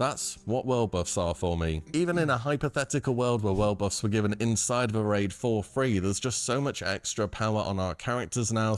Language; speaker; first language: English; native; English